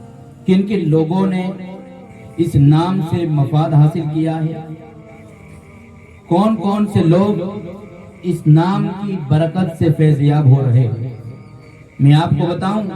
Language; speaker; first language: Urdu; native; Urdu